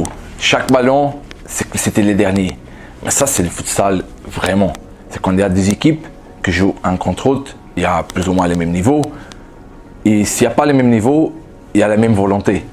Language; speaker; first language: French; non-native, fluent; Portuguese